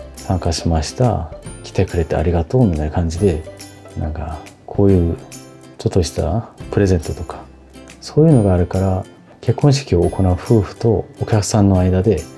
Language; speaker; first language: Japanese; non-native, fluent; Korean